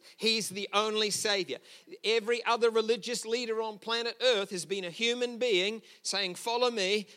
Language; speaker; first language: English; native; English